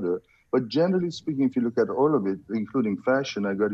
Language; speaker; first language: English; non-native, fluent; Persian